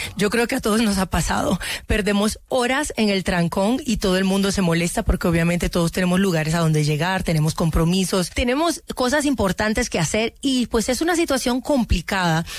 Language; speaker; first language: Spanish; early bilingual, other home language; Haitian Creole